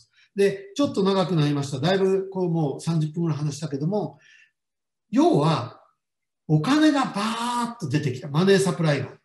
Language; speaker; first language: Japanese; native; Japanese